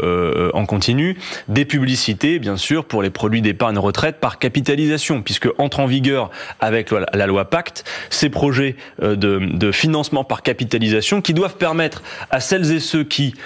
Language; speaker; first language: French; native; French